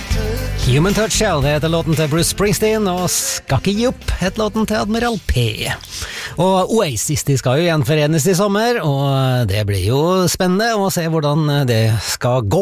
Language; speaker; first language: Norwegian; native; Norwegian